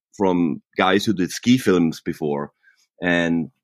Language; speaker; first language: English; non-native, fluent; German